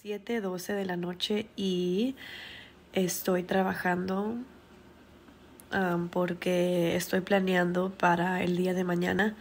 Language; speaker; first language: Spanish; early bilingual, heritage; Spanish